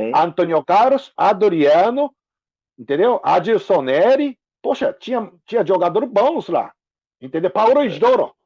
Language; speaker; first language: Portuguese; non-native, fluent; Japanese